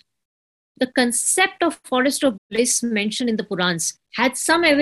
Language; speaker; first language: English; non-native, local second language; Hindi